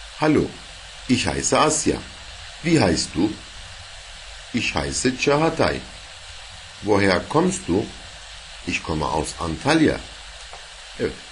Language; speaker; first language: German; non-native, fluent; Turkish